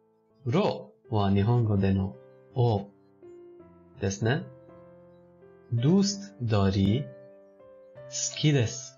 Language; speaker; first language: Japanese; non-native, fluent; Persian